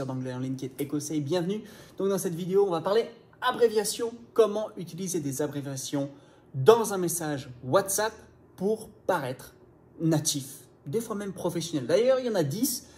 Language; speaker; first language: French; non-native, fluent; English